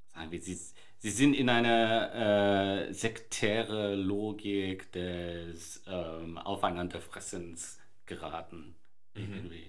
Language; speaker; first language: German; non-native, fluent; English